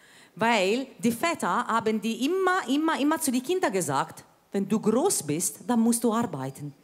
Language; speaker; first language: German; non-native, fluent; Italian